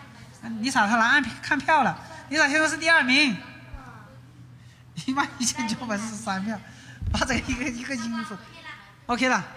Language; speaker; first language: Chinese; native; Chinese